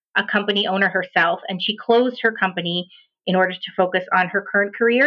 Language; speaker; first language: English; native; English